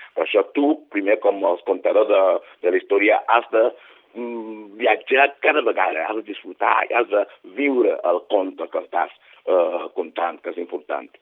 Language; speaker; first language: Catalan; non-native, fluent; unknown